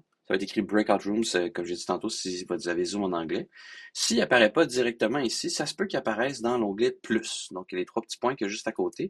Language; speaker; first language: French; native; French